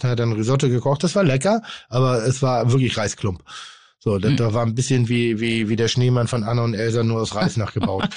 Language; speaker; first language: German; native; German